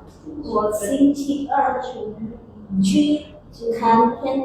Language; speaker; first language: Chinese; non-native, learner; Indonesian